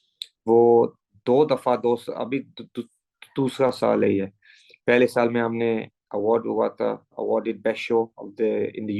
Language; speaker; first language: Hindi; early bilingual, heritage; English